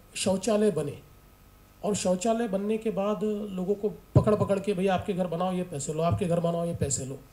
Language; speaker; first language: Hindi; non-native, local second language; Marathi